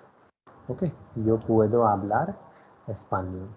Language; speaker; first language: Spanish; non-native, fluent; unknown